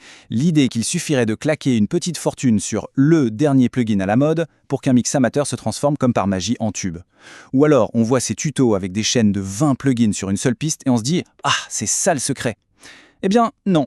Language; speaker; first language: French; native; French